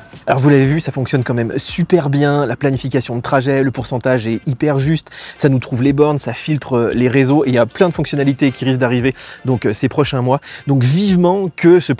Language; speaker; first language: French; native; French